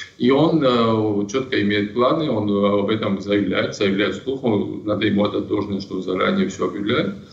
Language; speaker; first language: Russian; non-native, local second language; Romanian